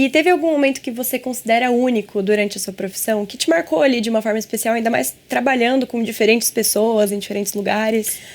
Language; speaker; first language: Portuguese; native; Portuguese